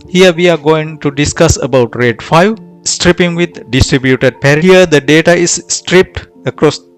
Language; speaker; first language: English; non-native, fluent; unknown